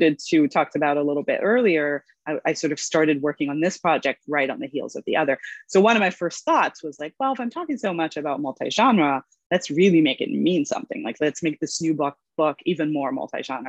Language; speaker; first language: English; non-native, fluent; Hebrew